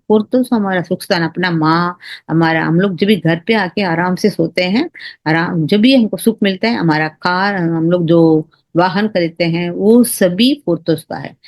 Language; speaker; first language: Hindi; non-native, local second language; Tamil